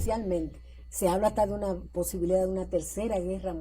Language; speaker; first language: Spanish; native; Spanish